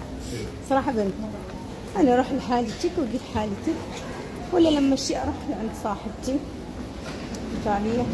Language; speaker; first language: Arabic; native; Arabic